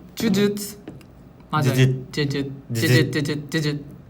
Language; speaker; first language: Korean; non-native, local second language; Filipino